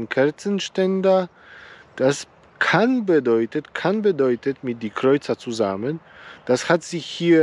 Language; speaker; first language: German; non-native, learner; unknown